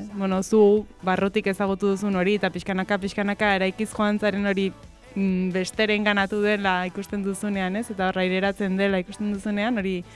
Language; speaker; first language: Basque; native; Basque